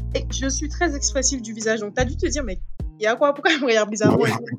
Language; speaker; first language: French; non-native, local second language; Wolof